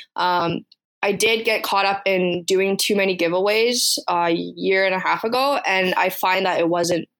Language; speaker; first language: English; early bilingual, other home language; Chinese